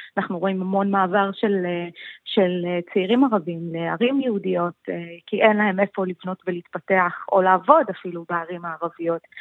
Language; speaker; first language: Hebrew; non-native, local second language; Arabic